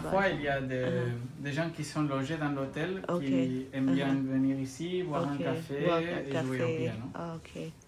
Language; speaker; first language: French; non-native, fluent; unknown